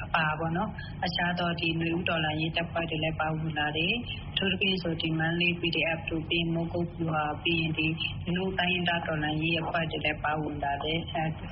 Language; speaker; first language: Burmese; non-native, local second language; Shwe Palaung